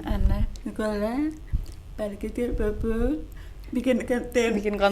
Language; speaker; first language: Indonesian; non-native, local second language; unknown